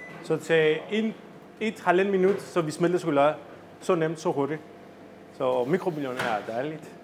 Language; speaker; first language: Danish; non-native, fluent; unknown